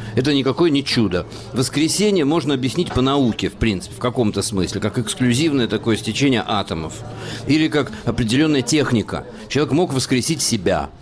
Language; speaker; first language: Russian; native; Russian